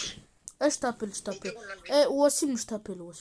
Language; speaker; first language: French; native; French